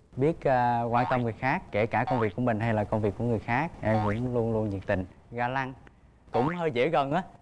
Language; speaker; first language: Vietnamese; native; Vietnamese